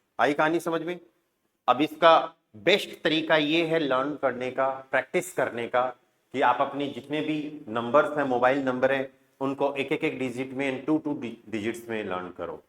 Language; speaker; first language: Hindi; native; Hindi